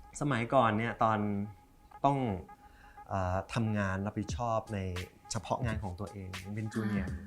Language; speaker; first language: Thai; native; Thai